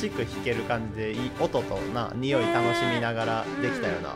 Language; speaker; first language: Japanese; native; Japanese